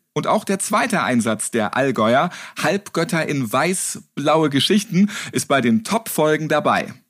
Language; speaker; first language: German; native; German